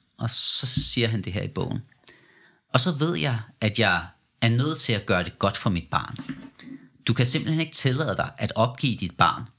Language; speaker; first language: Danish; early bilingual, other home language; Persian